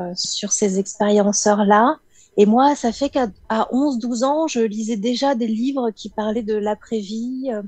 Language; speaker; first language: French; native; French